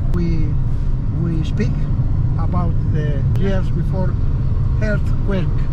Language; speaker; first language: English; non-native, learner; Greek